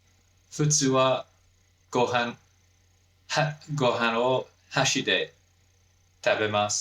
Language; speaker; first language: Japanese; non-native, learner; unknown